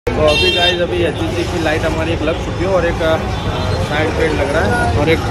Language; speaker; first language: Hindi; non-native, local second language; Gujarati